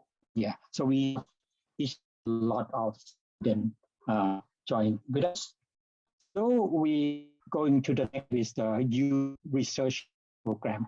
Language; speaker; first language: English; non-native, fluent; Thai